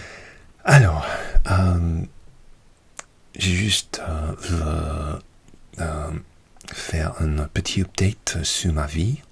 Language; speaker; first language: French; non-native, learner; English